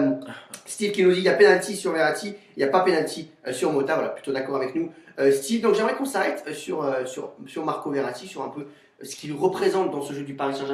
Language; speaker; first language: French; native; French